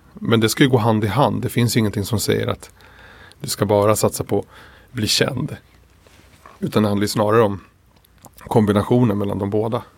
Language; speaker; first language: Swedish; early bilingual, other home language; Spanish